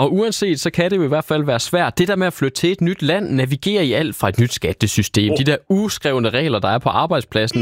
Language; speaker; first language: Danish; native; Danish